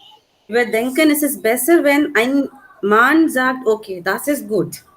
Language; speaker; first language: German; non-native, learner; Hindi